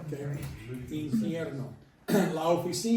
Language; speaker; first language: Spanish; non-native, fluent; English